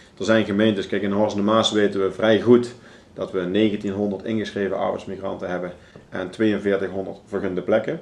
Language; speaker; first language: Dutch; native; Dutch